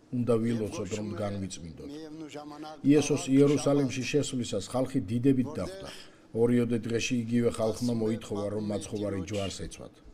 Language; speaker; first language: Georgian; non-native, local second language; Armenian